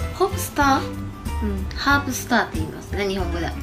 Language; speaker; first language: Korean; non-native, learner; Japanese